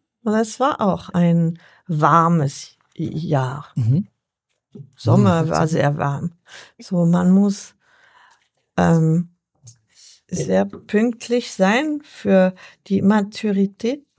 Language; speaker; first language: German; non-native, learner; French